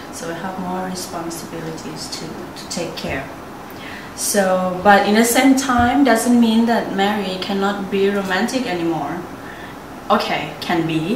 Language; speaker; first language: English; non-native, fluent; Thai